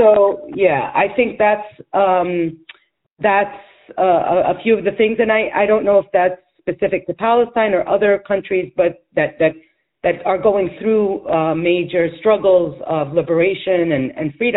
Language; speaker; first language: English; native; English